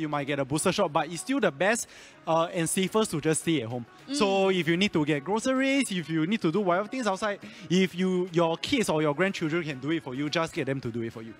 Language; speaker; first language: English; non-native, local second language; Chinese